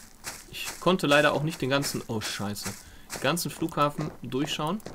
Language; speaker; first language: German; native; German